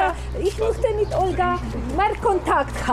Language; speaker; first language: German; non-native, learner; Ukrainian